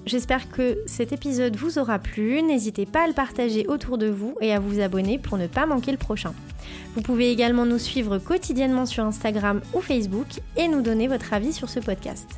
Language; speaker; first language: French; native; French